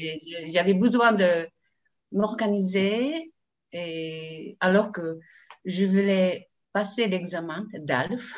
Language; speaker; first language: French; non-native, learner; Japanese